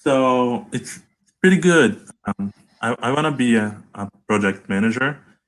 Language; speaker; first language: English; non-native, learner; Portuguese